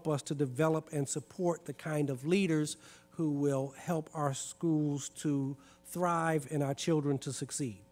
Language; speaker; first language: English; native; English